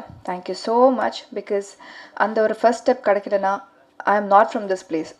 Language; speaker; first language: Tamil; non-native, learner; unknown